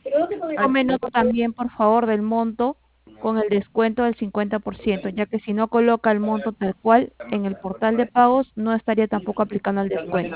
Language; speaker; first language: Spanish; native; Spanish